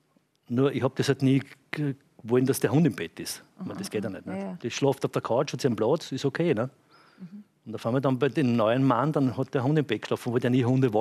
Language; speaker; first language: German; native; German